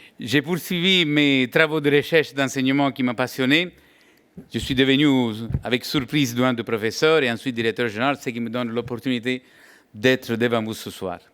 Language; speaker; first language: French; non-native, fluent; Italian